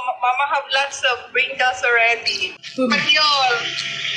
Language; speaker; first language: English; non-native, local second language; Filipino